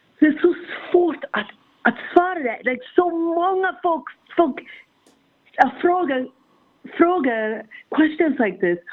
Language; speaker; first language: Swedish; non-native, learner; English